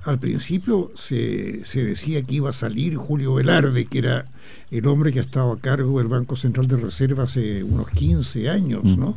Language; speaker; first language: Spanish; native; Spanish